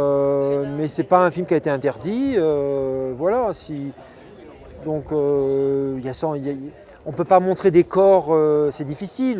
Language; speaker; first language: French; non-native, local second language; Arabic